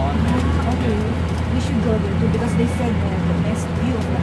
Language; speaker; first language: English; non-native, local second language; Filipino